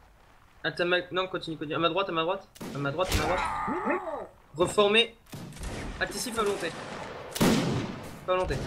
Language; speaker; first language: French; native; French